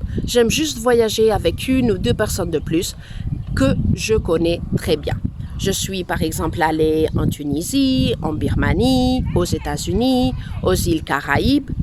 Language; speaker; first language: French; non-native, fluent; Spanish